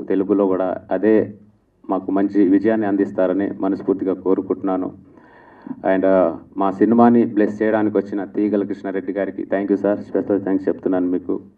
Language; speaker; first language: Telugu; non-native, local second language; Lambadi